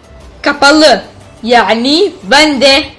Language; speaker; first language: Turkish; non-native, learner; Pashto